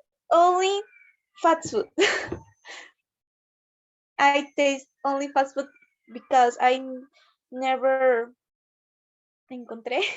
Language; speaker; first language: English; non-native, learner; Spanish